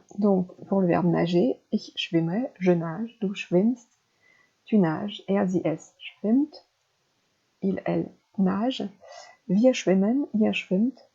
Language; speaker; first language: German; non-native, fluent; French